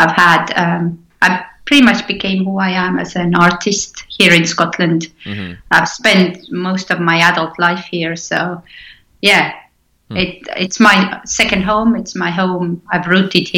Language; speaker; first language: English; non-native, fluent; Estonian